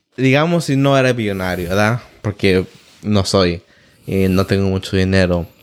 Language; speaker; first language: Spanish; early bilingual, heritage; Spanish